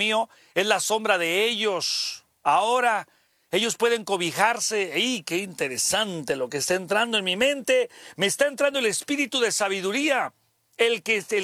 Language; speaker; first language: Spanish; native; Spanish